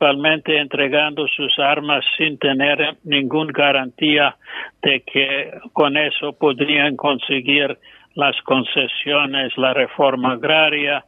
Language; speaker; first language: Spanish; non-native, fluent; English